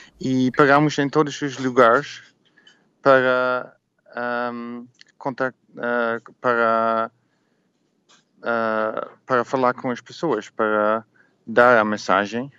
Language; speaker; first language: Portuguese; non-native, learner; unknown